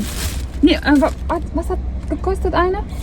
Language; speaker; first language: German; non-native, learner; Mongolian